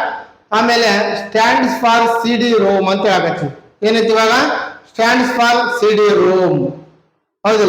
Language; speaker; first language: Kannada; native; Kannada